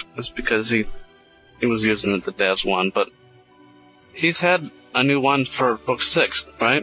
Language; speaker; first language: English; non-native, fluent; German